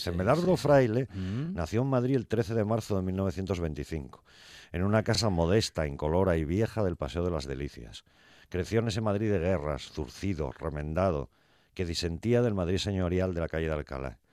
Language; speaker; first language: Spanish; native; Spanish